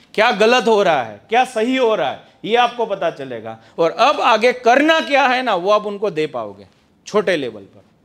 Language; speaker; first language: Hindi; non-native, local second language; Gujarati